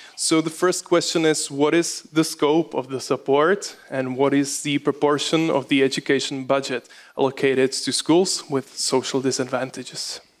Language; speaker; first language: English; non-native, fluent; Czech